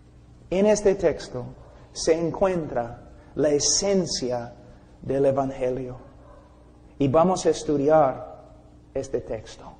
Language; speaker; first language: Spanish; non-native, fluent; English